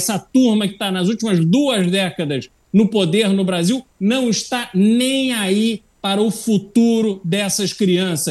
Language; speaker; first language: Portuguese; native; Portuguese